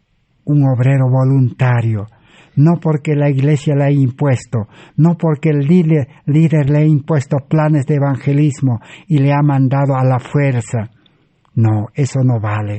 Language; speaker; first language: Spanish; native; Spanish